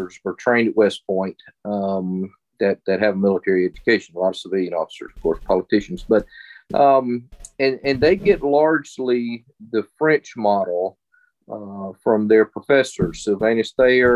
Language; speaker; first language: English; native; English